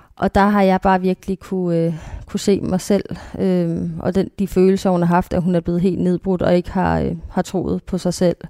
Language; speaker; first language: Danish; native; Danish